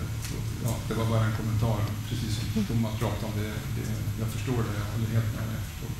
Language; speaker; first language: Swedish; native; Swedish